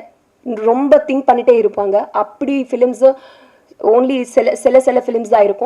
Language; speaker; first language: Tamil; non-native, learner; Telugu